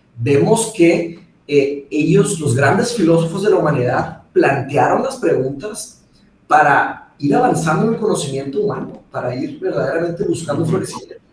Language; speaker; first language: Spanish; early bilingual, other home language; Portuguese